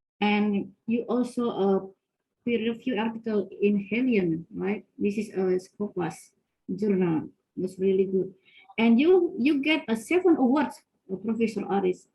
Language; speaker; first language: English; non-native, fluent; Indonesian